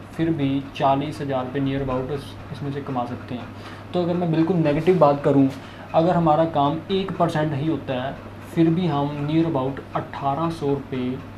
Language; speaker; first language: Hindi; non-native, local second language; Punjabi